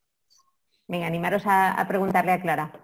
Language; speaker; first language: Spanish; native; Spanish